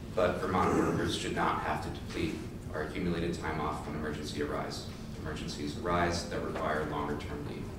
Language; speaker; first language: English; native; English